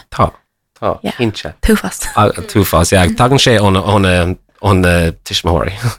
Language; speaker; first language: Irish; non-native, local second language; English